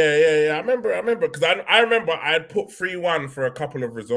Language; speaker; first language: English; native; English